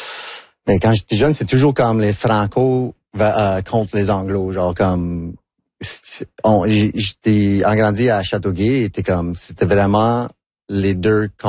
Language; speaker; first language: French; non-native, local second language; English